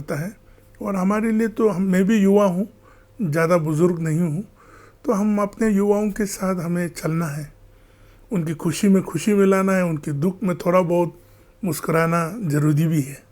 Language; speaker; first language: Hindi; non-native, local second language; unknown